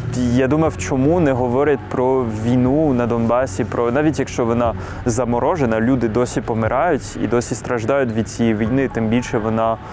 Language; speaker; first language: Ukrainian; non-native, fluent; French